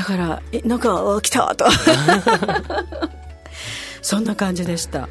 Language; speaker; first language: Japanese; native; Japanese